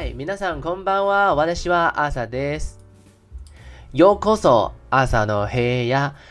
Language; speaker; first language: Japanese; non-native, learner; Chinese